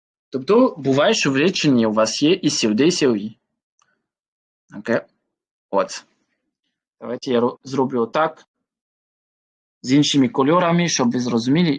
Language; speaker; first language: Ukrainian; non-native, fluent; French